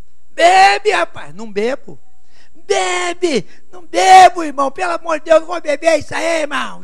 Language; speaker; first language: Portuguese; native; Portuguese